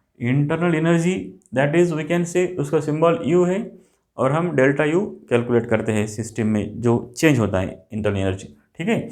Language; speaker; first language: Hindi; non-native, local second language; Marathi